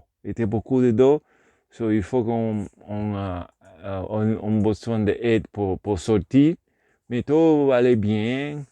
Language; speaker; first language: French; non-native, learner; Spanish